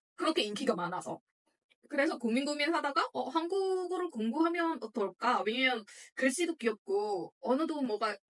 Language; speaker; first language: Korean; non-native, fluent; Indonesian